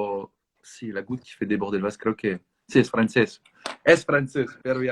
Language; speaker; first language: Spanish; non-native, fluent; French